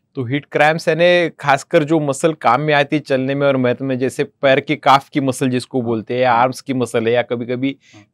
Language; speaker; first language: Hindi; non-native, local second language; Marathi